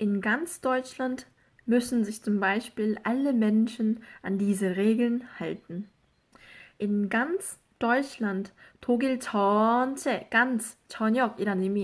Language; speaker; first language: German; non-native, fluent; Korean